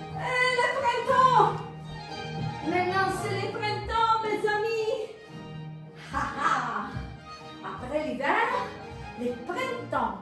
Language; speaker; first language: French; non-native, fluent; Italian